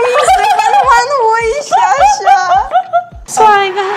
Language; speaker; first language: Chinese; non-native, learner; Ukrainian